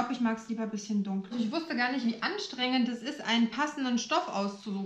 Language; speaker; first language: German; native; German